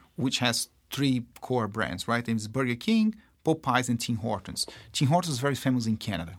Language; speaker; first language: English; non-native, fluent; Portuguese